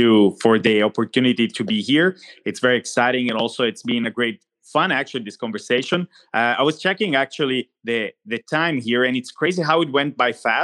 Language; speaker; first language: English; non-native, fluent; Italian